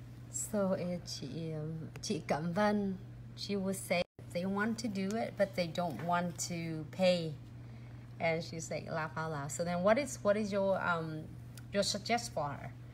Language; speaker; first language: English; non-native, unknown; Vietnamese